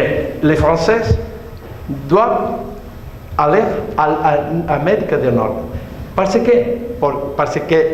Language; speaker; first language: French; non-native, learner; Spanish